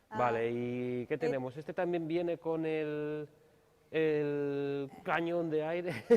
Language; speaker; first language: Spanish; native; Spanish